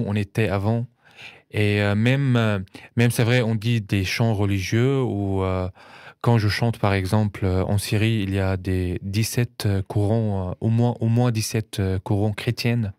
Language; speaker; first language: French; non-native, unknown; Arabic